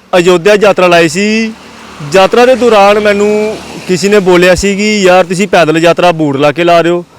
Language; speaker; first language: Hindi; non-native, local second language; Dogri